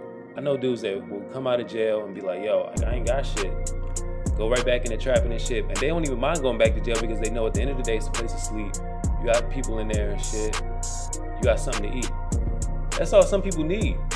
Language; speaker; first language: English; native; English